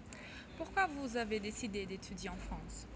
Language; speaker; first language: French; non-native, learner; Portuguese